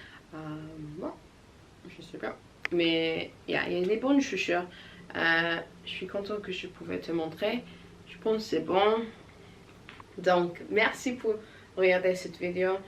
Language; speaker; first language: French; non-native, learner; English